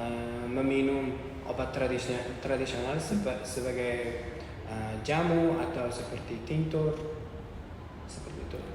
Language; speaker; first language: Indonesian; non-native, learner; Uzbek